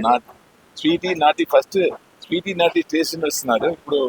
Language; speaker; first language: Telugu; non-native, learner; Tamil